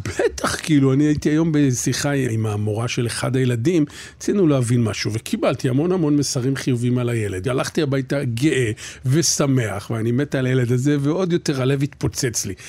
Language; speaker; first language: Hebrew; native; Hebrew